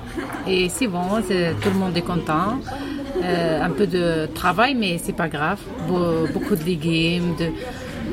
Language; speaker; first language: French; non-native, learner; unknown